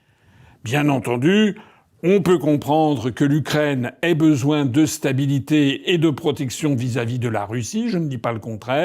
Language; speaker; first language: French; native; French